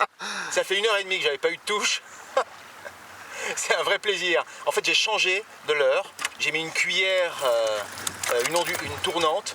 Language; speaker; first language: French; native; French